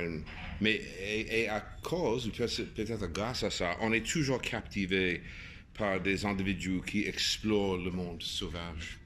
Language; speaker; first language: French; non-native, fluent; English